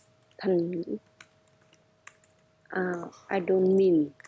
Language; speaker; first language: English; non-native, learner; Vietnamese